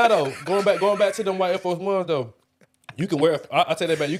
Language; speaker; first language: English; native; English